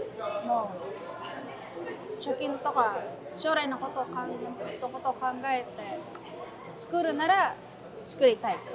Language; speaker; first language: Japanese; non-native, fluent; Filipino